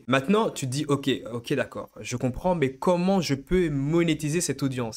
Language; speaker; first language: French; native; French